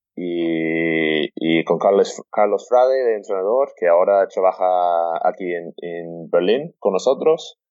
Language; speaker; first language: Spanish; non-native, fluent; English